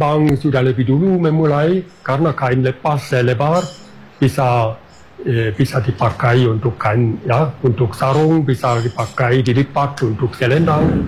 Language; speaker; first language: Indonesian; non-native, fluent; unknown